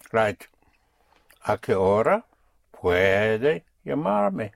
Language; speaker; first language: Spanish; non-native, fluent; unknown